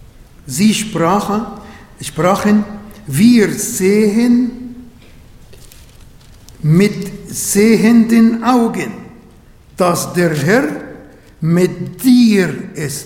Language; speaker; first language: German; non-native, learner; Arabic